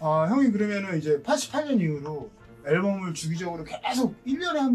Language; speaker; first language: Korean; native; Korean